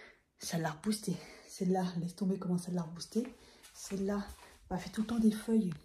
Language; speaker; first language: French; native; French